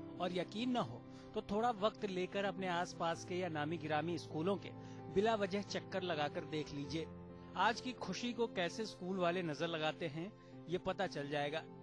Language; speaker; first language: Hindi; native; Hindi